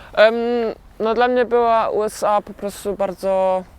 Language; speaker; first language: Polish; early bilingual, heritage; Polish